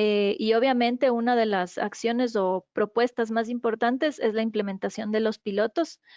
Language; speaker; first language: Spanish; native; Spanish